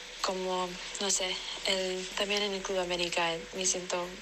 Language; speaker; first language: Spanish; non-native, learner; English